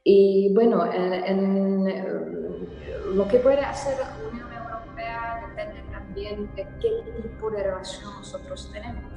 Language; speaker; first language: Spanish; non-native, fluent; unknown